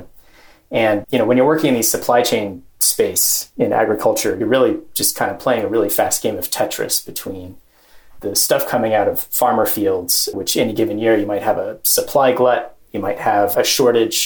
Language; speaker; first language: English; native; English